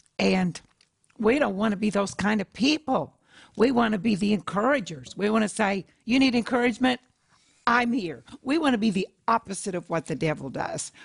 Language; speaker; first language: English; native; English